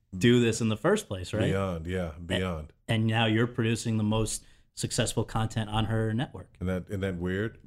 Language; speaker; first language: English; native; English